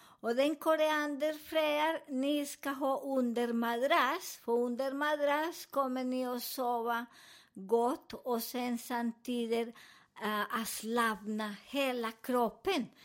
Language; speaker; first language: Swedish; non-native, learner; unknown